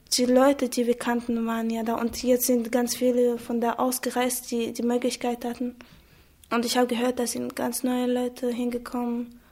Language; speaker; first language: German; non-native, fluent; Chechen